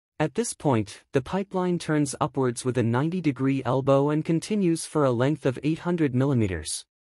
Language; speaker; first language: English; non-native, learner; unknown